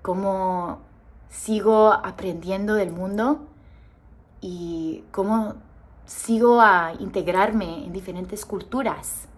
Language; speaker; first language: Spanish; early bilingual, heritage; Spanish